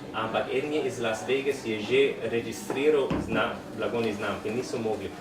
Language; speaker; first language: Slovenian; non-native, learner; English